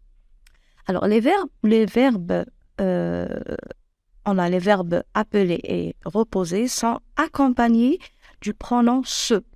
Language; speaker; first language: French; non-native, local second language; Arabic